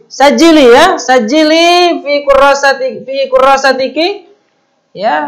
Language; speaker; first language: Arabic; non-native, fluent; Indonesian